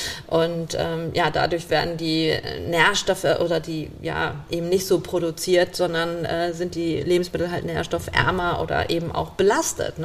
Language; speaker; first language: German; native; German